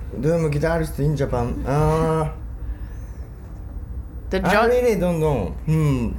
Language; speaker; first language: English; non-native, learner; Japanese